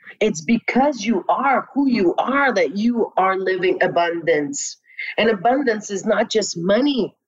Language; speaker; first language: English; non-native, local second language; French